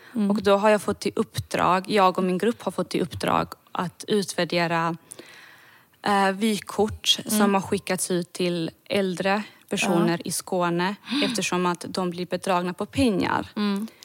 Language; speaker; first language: Swedish; early bilingual, other home language; Serbian